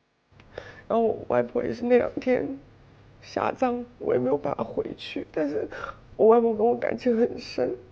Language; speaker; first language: Chinese; native; Chinese